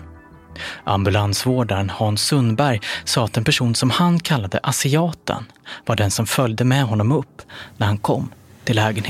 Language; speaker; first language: Swedish; native; Swedish